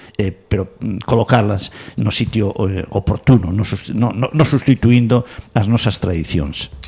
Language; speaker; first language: Galician; non-native, local second language; Spanish